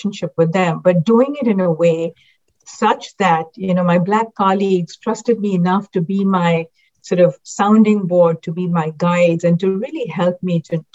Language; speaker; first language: English; non-native, local second language; Hindi